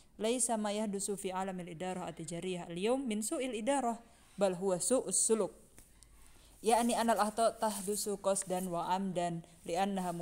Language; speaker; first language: Arabic; non-native, fluent; Indonesian